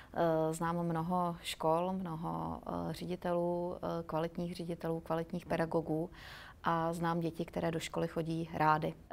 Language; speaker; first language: Czech; native; Czech